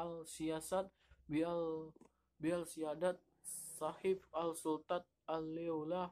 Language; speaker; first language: Arabic; non-native, learner; Indonesian